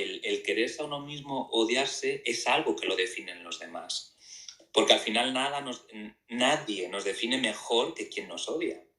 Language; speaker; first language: Spanish; native; Spanish